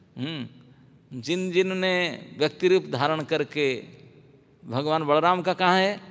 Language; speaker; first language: Hindi; non-native, local second language; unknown